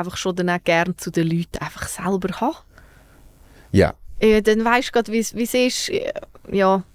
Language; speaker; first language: German; native; German